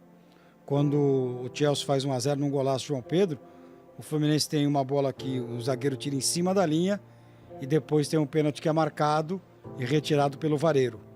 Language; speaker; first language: Portuguese; native; Portuguese